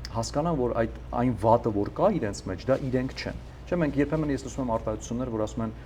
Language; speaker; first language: Armenian; native; Armenian